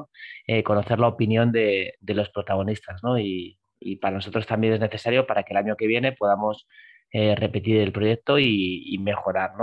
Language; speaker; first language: Spanish; native; Spanish